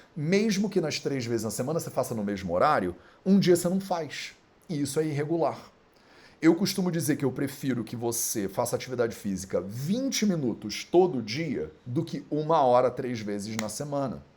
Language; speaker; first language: Portuguese; native; Portuguese